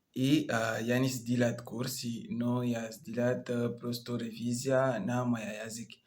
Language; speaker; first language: Russian; non-native, learner; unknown